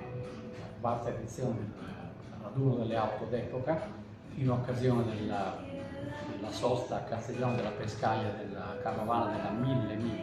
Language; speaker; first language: Italian; native; Italian